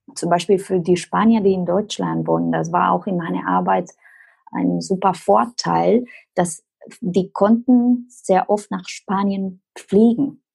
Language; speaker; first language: German; non-native, fluent; Spanish